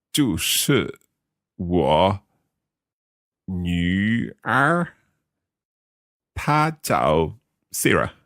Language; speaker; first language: Chinese; non-native, learner; English